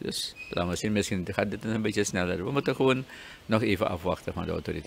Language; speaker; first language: Dutch; native; Dutch